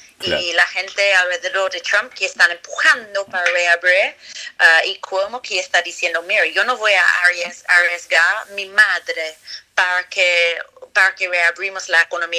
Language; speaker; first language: Spanish; non-native, fluent; English